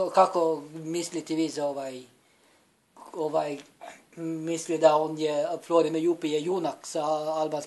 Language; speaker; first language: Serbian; non-native, learner; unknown